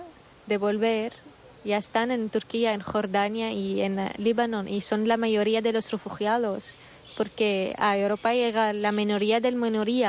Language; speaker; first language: Spanish; non-native, fluent; Arabic